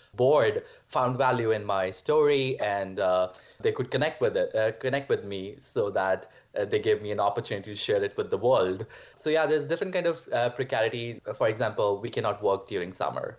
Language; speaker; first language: English; non-native, local second language; Hindi